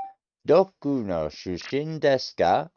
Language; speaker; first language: Japanese; non-native, learner; English